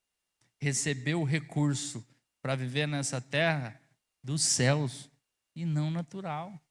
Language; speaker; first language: Portuguese; native; Portuguese